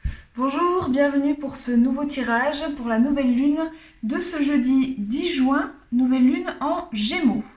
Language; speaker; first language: French; native; French